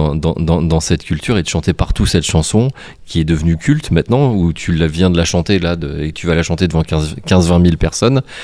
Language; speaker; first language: French; native; French